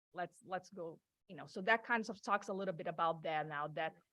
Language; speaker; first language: English; non-native, fluent; Portuguese